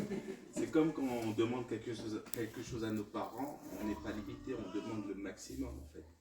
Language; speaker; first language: French; native; French